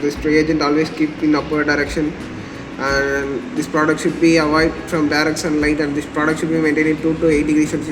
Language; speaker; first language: English; non-native, local second language; Tamil